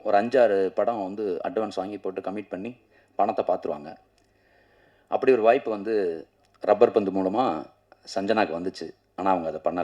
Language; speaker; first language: Tamil; native; Tamil